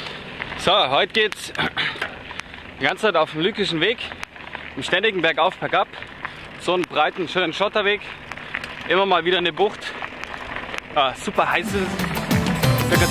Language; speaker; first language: German; native; German